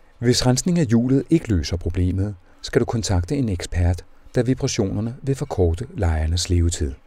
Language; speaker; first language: Danish; native; Danish